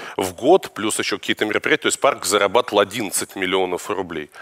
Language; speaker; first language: Russian; native; Russian